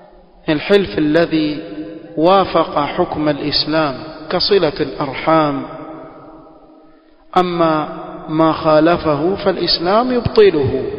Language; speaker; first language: Arabic; non-native, fluent; Swahili